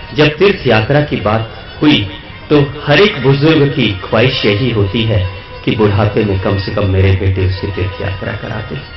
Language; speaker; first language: Hindi; native; Hindi